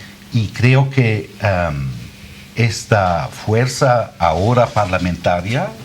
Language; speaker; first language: Spanish; non-native, fluent; German